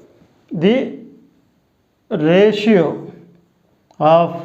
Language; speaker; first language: English; non-native, local second language; Telugu